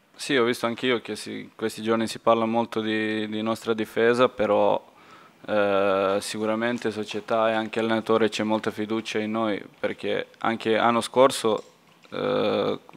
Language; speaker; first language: Italian; non-native, fluent; Serbian